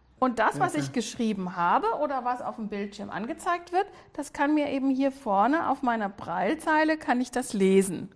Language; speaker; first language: German; native; German